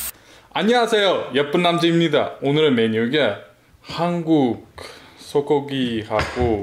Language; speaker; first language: Korean; non-native, learner; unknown